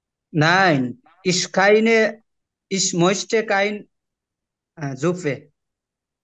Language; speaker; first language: German; non-native, learner; Bangla